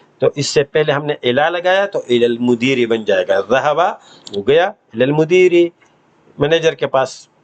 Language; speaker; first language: Urdu; non-native, local second language; Pashto